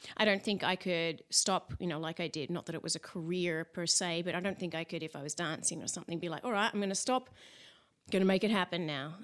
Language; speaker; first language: English; native; English